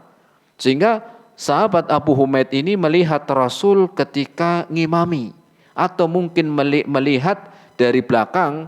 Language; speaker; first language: Indonesian; native; Indonesian